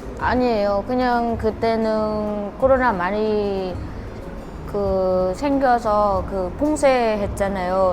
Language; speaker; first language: Korean; non-native, learner; Vietnamese